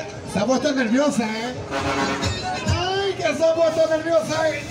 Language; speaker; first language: Spanish; native; Spanish